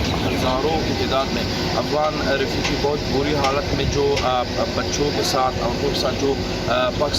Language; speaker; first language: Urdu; non-native, fluent; Pashto